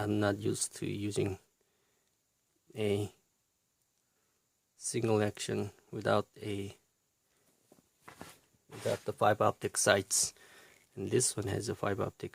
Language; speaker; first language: English; non-native, fluent; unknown